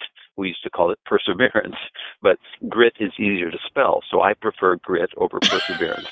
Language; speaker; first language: English; native; English